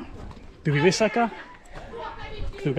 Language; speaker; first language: Spanish; non-native, learner; English